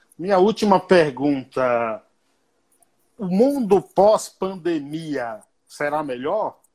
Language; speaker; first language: Portuguese; native; Portuguese